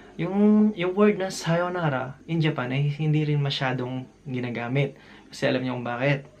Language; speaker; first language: Filipino; native; Filipino